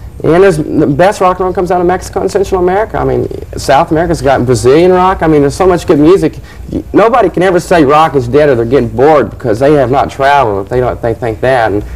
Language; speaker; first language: English; native; English